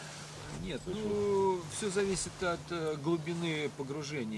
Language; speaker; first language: Russian; native; Russian